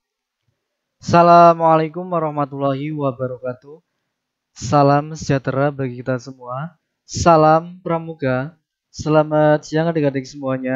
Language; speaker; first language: Indonesian; native; Indonesian